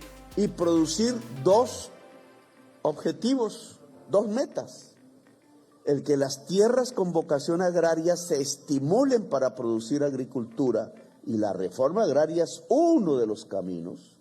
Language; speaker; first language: Spanish; native; Spanish